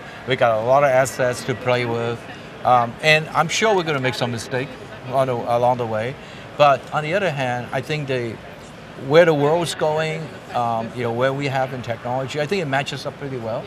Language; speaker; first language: English; non-native, local second language; Cantonese